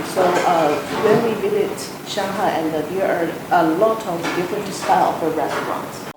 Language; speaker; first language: English; non-native, fluent; Chinese